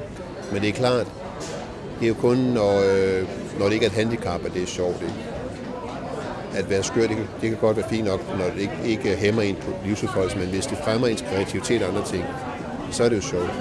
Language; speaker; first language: Danish; native; Danish